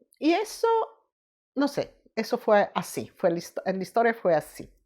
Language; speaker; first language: Spanish; non-native, fluent; Italian